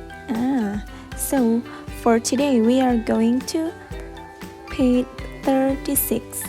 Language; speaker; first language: English; non-native, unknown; Thai